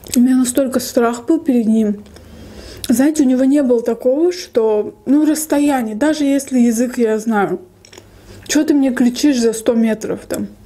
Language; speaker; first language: Russian; non-native, local second language; Lezghian